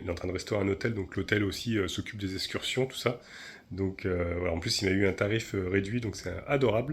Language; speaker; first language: French; native; French